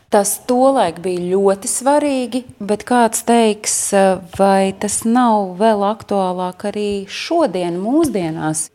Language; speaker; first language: Latvian; native; Latvian